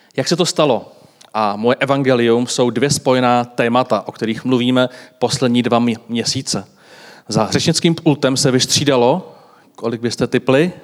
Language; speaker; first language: Czech; native; Czech